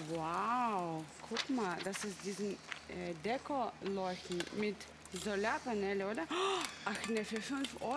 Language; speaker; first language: German; non-native, fluent; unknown